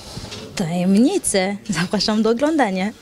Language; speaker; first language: Polish; non-native, learner; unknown